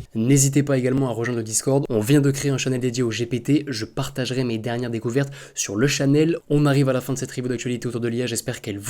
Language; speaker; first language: French; native; French